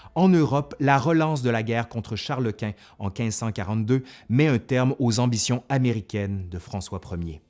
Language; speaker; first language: French; native; French